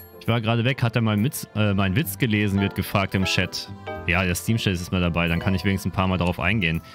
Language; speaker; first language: German; native; German